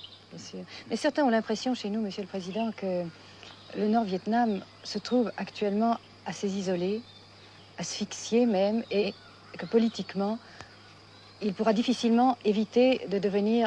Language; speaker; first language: French; native; French